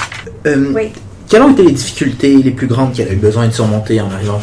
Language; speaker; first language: French; native; French